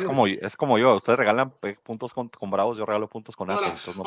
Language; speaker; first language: Spanish; native; Spanish